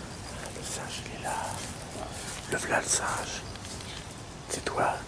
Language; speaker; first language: French; native; French